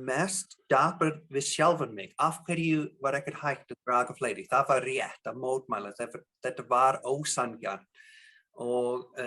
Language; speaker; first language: Icelandic; non-native, learner; English